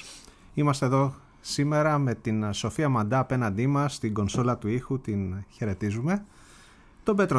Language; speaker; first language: Greek; native; Greek